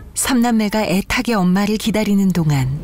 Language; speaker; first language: Korean; native; Korean